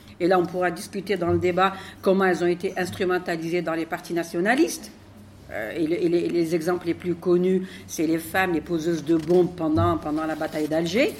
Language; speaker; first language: French; non-native, local second language; Arabic